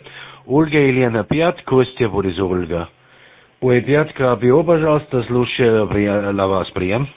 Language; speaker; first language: Russian; non-native, learner; German